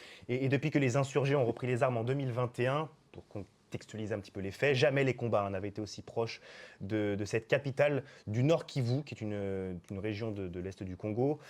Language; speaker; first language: French; native; French